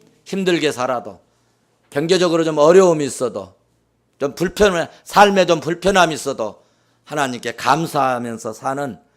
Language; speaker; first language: Korean; native; Korean